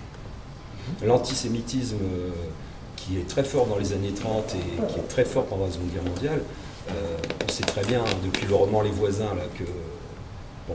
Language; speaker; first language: French; native; French